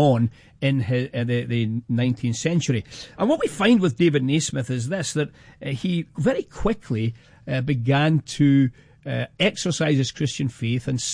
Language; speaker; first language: English; native; English